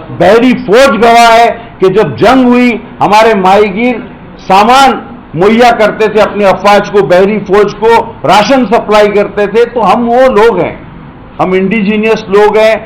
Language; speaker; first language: Urdu; non-native, local second language; Sindhi